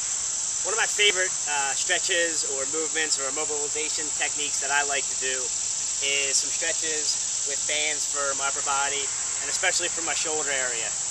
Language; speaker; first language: English; native; English